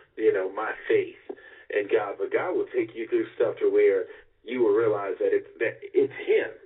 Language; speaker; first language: English; native; English